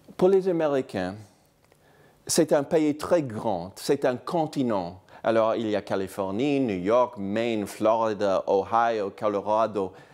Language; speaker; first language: French; non-native, fluent; English